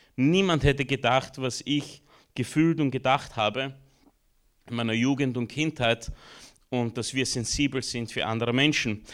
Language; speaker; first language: German; early bilingual, other home language; Romanian